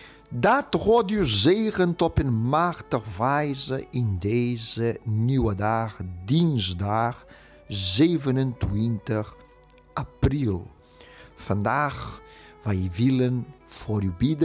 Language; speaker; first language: Dutch; non-native, fluent; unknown